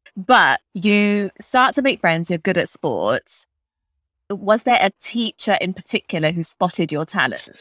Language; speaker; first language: English; native; English